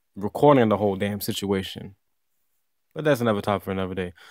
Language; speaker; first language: English; native; English